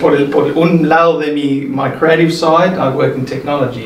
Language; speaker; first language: Spanish; early bilingual, heritage; Spanish